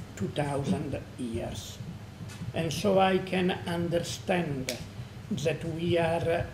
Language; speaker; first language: English; non-native, fluent; Italian